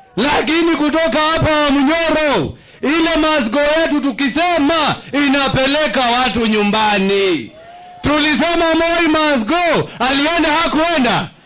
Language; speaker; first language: Swahili; non-native, local second language; Kikuyu